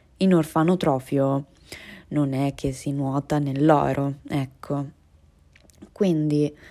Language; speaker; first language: Italian; early bilingual, other home language; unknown